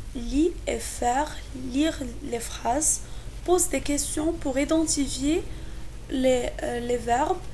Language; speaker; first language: French; non-native, local second language; Arabic